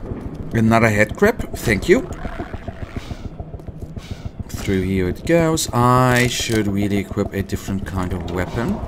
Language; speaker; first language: English; non-native, fluent; German